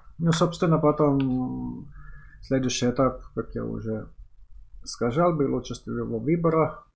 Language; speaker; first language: Russian; non-native, fluent; Finnish